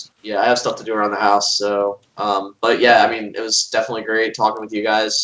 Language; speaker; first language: English; native; English